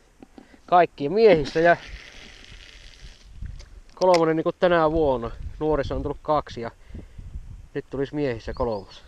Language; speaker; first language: Finnish; native; Finnish